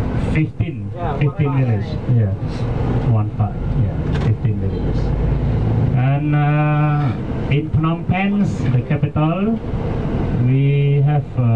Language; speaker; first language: English; non-native, local second language; Khmer